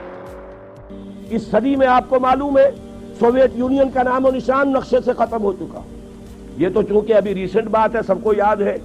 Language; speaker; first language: Urdu; native; Urdu